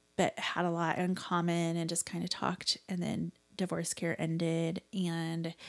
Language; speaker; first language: English; native; English